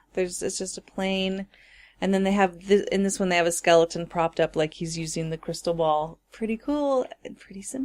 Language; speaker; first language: English; native; English